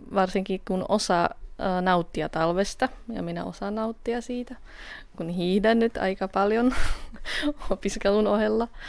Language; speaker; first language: Finnish; non-native, fluent; Slovak